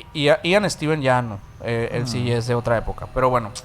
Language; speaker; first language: Spanish; native; Spanish